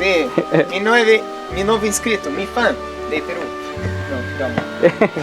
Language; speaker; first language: Spanish; non-native, learner; Portuguese